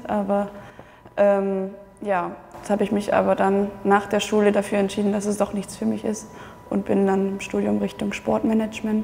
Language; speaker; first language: German; native; German